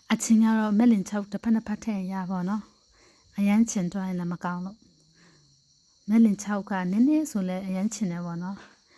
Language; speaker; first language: Burmese; non-native, local second language; Kachin